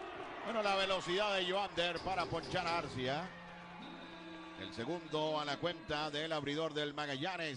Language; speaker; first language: Spanish; native; Spanish